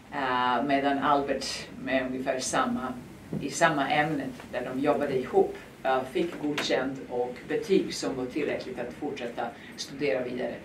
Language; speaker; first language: Swedish; non-native, fluent; Serbian